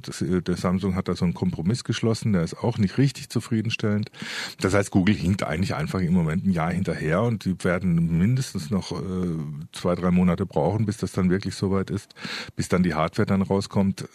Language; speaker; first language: German; native; German